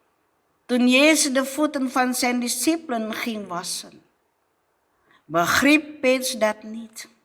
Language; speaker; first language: Dutch; non-native, fluent; Indonesian